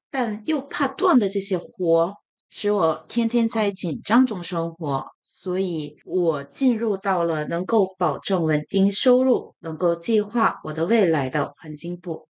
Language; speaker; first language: Chinese; non-native, fluent; Korean